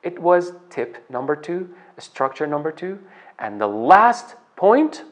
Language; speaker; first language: English; non-native, fluent; Persian